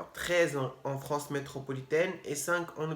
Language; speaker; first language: French; native; French